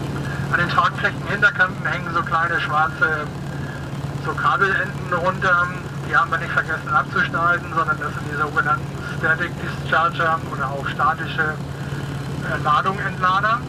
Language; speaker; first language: German; native; German